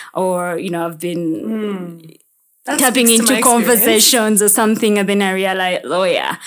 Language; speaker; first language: English; non-native, local second language; Ganda